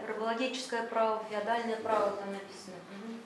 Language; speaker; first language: Russian; native; Russian